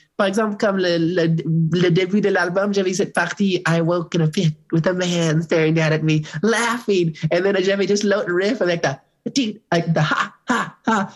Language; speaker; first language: French; non-native, learner; English